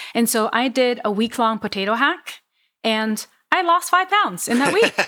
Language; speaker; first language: English; non-native, fluent; Vietnamese